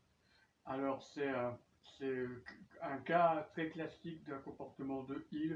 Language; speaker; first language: French; native; French